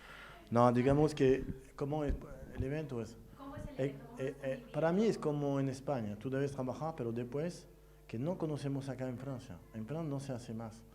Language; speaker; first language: Spanish; non-native, fluent; French